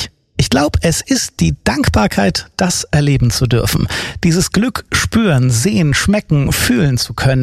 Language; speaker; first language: German; native; German